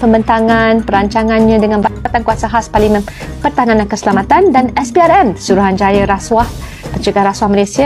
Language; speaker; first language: Malay; native; Malay